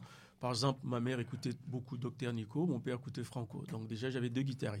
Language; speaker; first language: French; non-native, local second language; Lingala